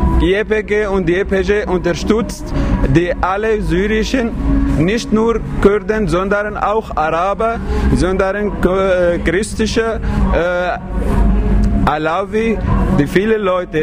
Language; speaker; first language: German; non-native, learner; Kurdish